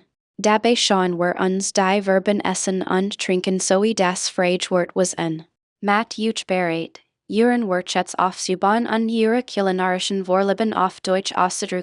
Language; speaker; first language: German; non-native, fluent; English